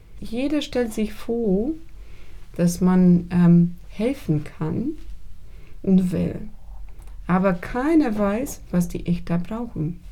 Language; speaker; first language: German; non-native, fluent; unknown